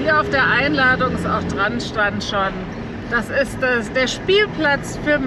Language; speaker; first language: German; native; German